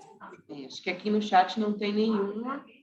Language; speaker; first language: Portuguese; native; Portuguese